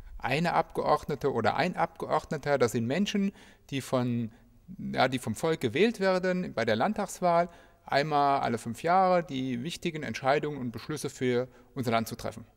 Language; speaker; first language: German; native; German